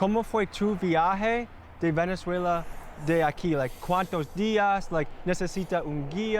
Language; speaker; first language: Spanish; non-native, learner; English